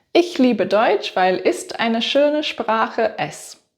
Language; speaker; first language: German; non-native, fluent; English